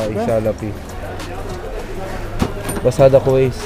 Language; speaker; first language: Arabic; non-native, learner; Filipino